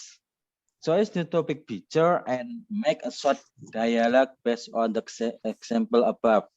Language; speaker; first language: English; non-native, learner; Indonesian